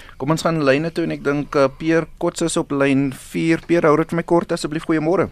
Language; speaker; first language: Afrikaans; native; Afrikaans